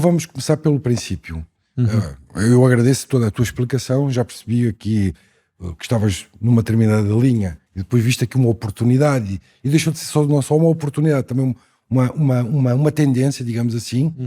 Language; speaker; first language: Portuguese; native; Portuguese